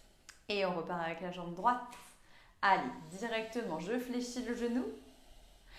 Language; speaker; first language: French; native; French